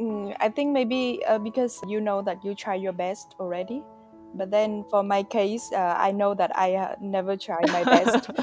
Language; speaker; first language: English; non-native, fluent; Vietnamese